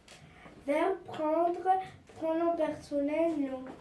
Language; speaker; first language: French; non-native, learner; Arabic